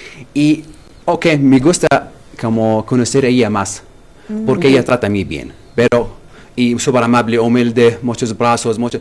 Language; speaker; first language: Spanish; non-native, learner; Arabic